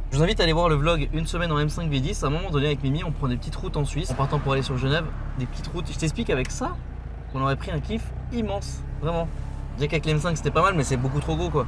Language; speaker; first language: French; native; French